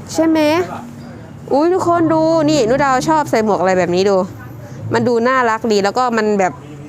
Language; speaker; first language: Thai; native; Thai